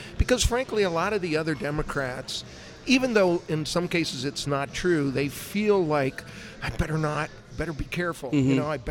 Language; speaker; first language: English; native; English